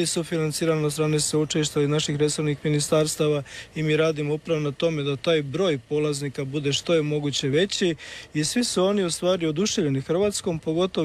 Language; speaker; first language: Serbian; native; Serbian